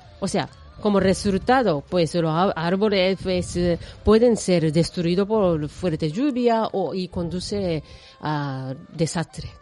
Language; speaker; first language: Spanish; non-native, fluent; Japanese